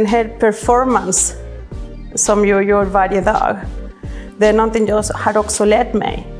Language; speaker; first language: Swedish; non-native, fluent; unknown